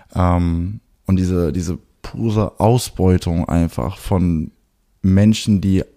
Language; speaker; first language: German; early bilingual, heritage; German